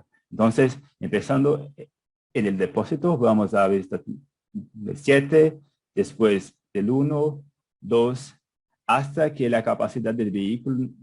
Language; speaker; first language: Spanish; non-native, fluent; Portuguese